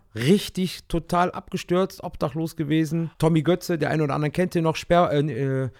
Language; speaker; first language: German; native; German